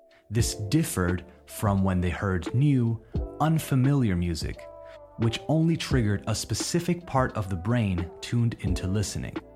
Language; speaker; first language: English; native; English